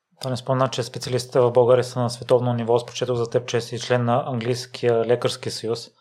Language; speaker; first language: Bulgarian; native; Bulgarian